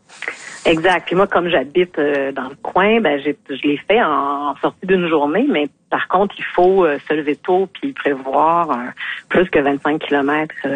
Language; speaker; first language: French; native; French